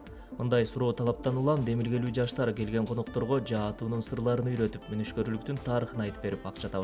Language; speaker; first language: Kyrgyz; native; Kyrgyz